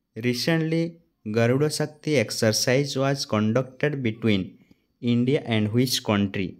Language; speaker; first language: English; non-native, local second language; Odia